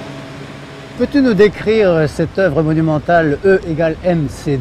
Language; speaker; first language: French; native; French